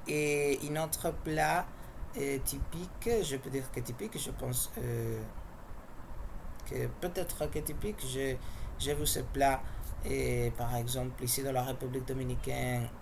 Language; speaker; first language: French; non-native, learner; Spanish